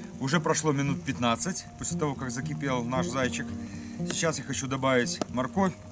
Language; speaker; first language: Russian; native; Russian